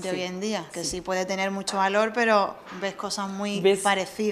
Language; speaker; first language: Spanish; native; Spanish